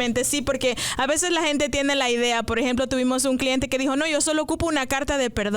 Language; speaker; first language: Spanish; native; Spanish